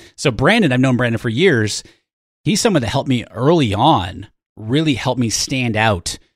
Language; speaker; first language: English; native; English